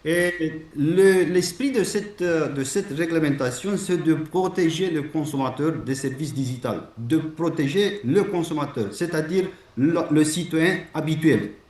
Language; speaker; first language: French; non-native, fluent; Romanian